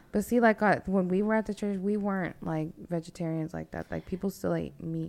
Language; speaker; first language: English; early bilingual, other home language; Spanish